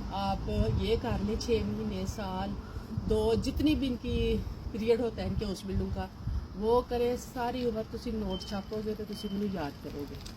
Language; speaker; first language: Urdu; non-native, local second language; Punjabi